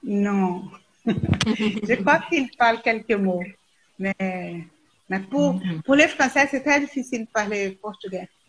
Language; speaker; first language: French; non-native, learner; Portuguese